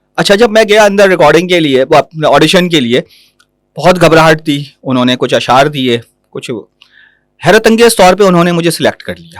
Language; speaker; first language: Urdu; native; Urdu